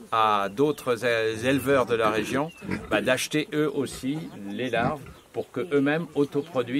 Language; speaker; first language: French; native; French